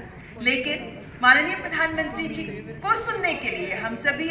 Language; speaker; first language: Hindi; native; Hindi